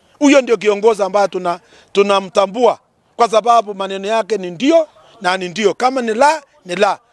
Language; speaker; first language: Swahili; non-native, local second language; Kalenjin